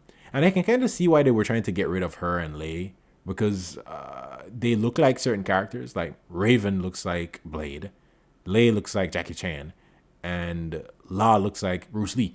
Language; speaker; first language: English; native; English